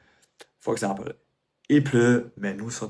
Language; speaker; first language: French; non-native, fluent; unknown